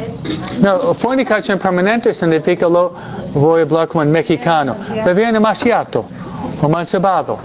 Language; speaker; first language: Spanish; non-native, fluent; English